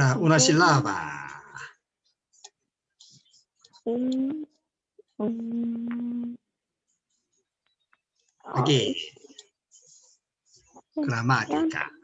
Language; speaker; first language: Spanish; non-native, learner; Korean